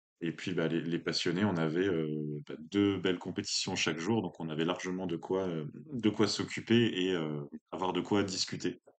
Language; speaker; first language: French; native; French